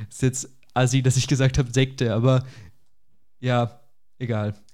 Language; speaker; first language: German; native; German